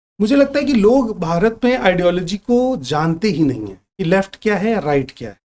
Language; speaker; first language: Hindi; native; Hindi